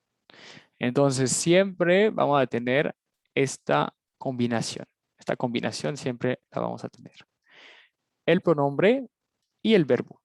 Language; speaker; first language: Spanish; non-native, fluent; French